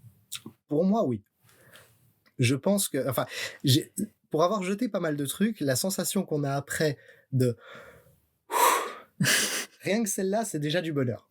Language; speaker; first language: French; native; French